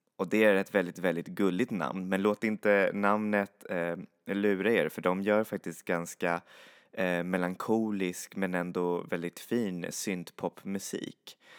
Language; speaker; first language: Swedish; native; Swedish